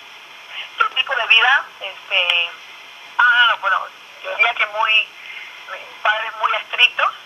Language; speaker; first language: Spanish; early bilingual, other home language; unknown